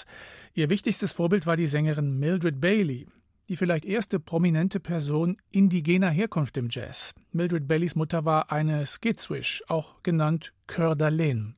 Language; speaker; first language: German; native; German